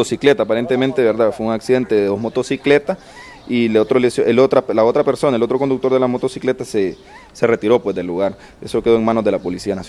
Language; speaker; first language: Spanish; native; Spanish